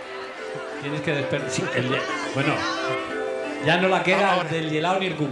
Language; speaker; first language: Spanish; native; Spanish